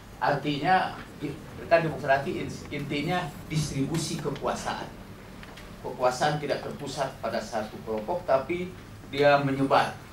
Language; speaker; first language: Indonesian; non-native, local second language; Sundanese